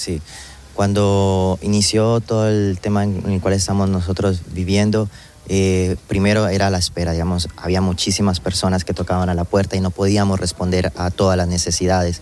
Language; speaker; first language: Spanish; native; Spanish